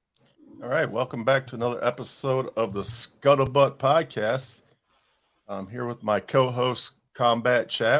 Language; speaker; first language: English; native; English